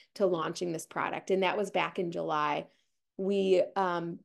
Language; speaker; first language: English; native; English